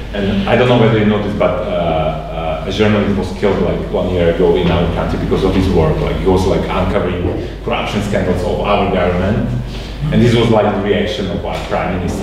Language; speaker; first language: English; non-native, fluent; Slovak